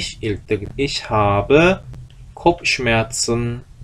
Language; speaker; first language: German; non-native, fluent; Korean